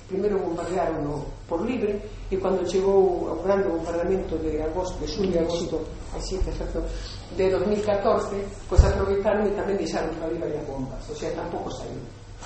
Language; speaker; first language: Galician; non-native, local second language; Spanish